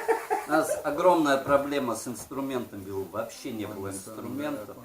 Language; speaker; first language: Russian; native; Russian